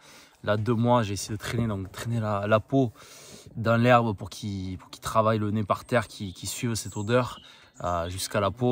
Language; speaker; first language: French; native; French